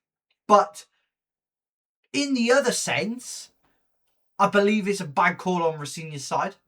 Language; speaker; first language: English; native; English